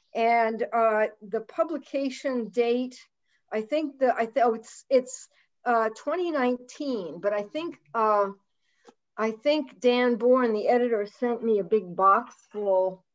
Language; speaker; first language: English; native; English